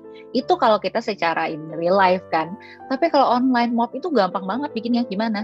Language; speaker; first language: Indonesian; native; Indonesian